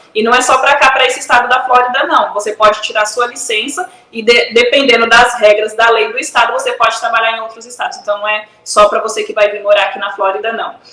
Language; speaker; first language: Portuguese; native; Portuguese